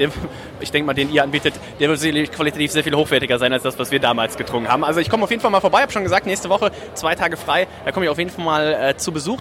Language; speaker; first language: German; native; German